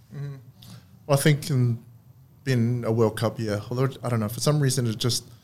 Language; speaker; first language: English; native; English